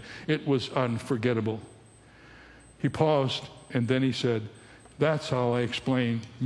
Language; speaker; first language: English; native; English